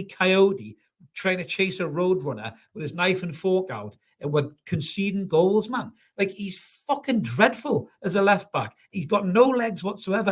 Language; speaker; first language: English; native; English